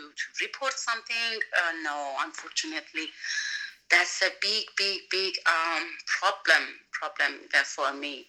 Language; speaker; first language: English; non-native, learner; Persian